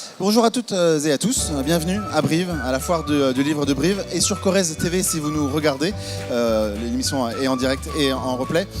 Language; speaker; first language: French; native; French